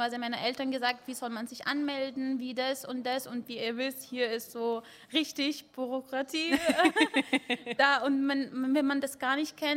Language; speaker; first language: German; early bilingual, other home language; Arabic